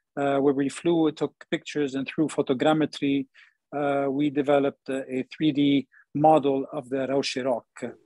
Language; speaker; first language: English; non-native, local second language; Arabic